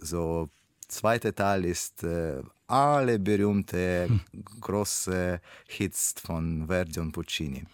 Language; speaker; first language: German; non-native, learner; Russian